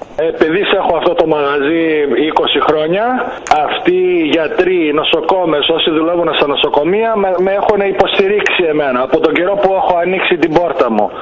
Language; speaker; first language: Greek; early bilingual, heritage; Greek